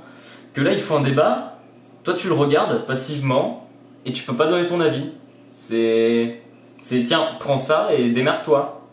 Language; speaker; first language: French; native; French